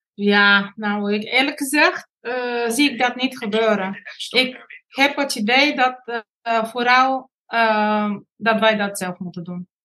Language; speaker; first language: Dutch; non-native, fluent; Bulgarian